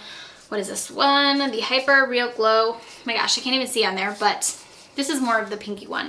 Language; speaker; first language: English; native; English